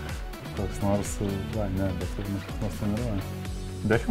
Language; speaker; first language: Lithuanian; native; Lithuanian